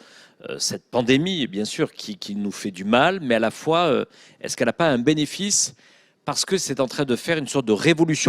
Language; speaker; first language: French; native; French